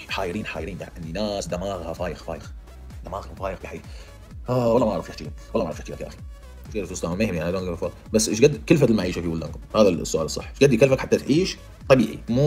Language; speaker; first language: Arabic; native; Arabic